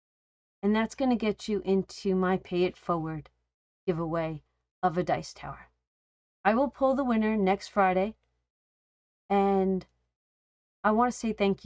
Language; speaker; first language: English; native; English